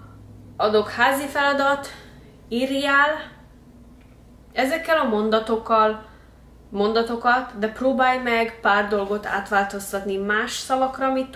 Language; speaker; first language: Hungarian; early bilingual, heritage; Hungarian